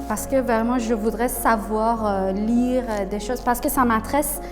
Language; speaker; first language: French; non-native, learner; Persian